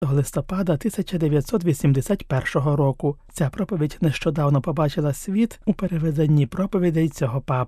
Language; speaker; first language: Ukrainian; native; Ukrainian